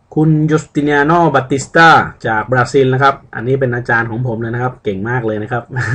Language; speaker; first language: Thai; early bilingual, other home language; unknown